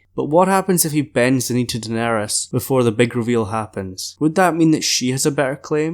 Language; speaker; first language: English; native; English